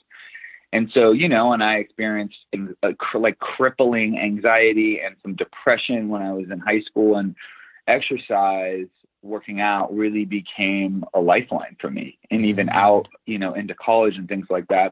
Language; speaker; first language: English; native; English